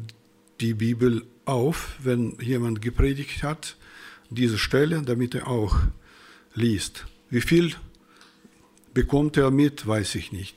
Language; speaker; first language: German; non-native, fluent; Russian